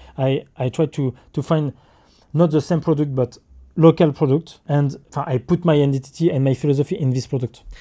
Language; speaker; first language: English; non-native, learner; French